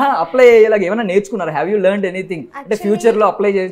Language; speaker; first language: Telugu; native; Telugu